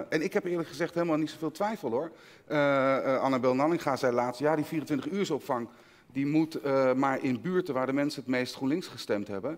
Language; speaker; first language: Dutch; native; Dutch